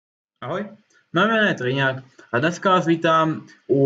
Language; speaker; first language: Czech; native; Czech